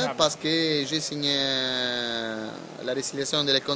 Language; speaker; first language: French; non-native, learner; Italian